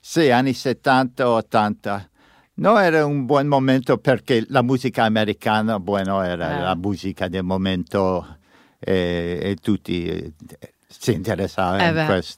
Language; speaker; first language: Italian; non-native, learner; English